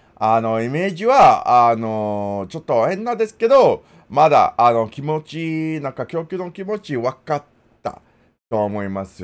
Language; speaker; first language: Japanese; non-native, learner; English